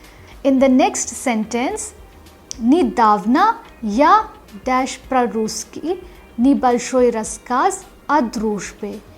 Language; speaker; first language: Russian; non-native, fluent; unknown